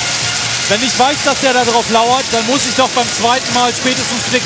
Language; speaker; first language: German; native; German